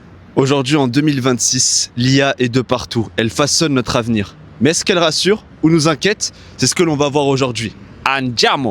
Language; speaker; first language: French; native; French